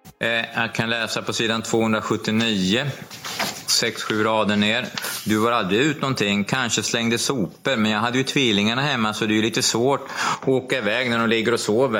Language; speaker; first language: Swedish; native; Swedish